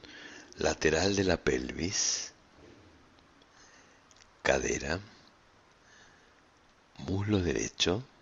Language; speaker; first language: Spanish; native; Spanish